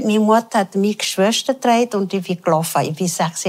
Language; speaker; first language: German; non-native, fluent; Tibetan